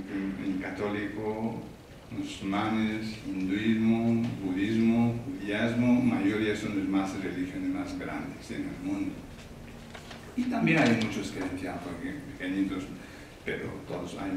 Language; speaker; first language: Spanish; non-native, learner; Tibetan